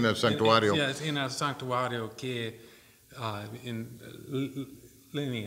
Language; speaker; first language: Spanish; non-native, learner; English